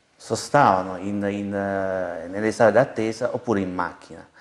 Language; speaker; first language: Italian; native; Italian